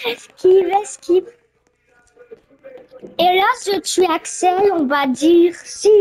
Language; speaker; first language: French; native; French